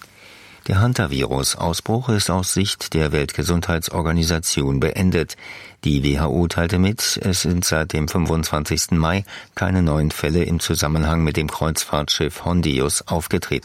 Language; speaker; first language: German; native; German